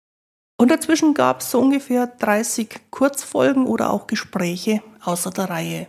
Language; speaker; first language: German; native; German